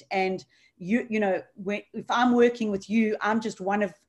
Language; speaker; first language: English; native; English